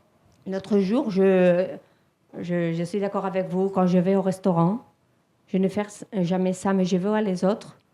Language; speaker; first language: French; non-native, fluent; Spanish